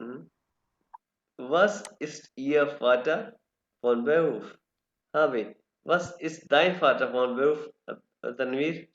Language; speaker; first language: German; non-native, learner; Urdu